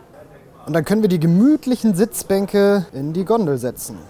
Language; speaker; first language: German; native; German